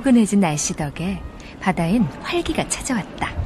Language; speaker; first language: Korean; native; Korean